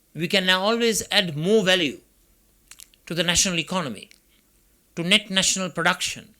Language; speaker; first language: English; non-native, local second language; Sinhala